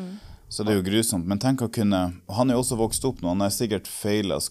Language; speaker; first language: Norwegian; native; Norwegian